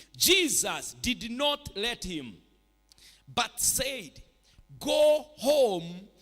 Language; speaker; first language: English; non-native, local second language; Swahili